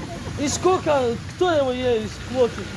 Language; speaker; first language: Russian; non-native, fluent; Tajik